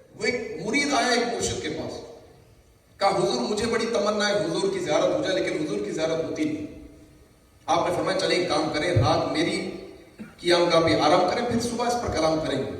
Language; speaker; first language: Urdu; native; Urdu